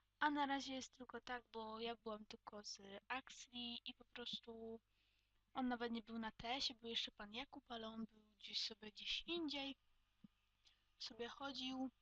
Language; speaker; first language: Polish; native; Polish